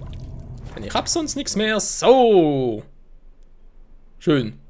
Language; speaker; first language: German; native; German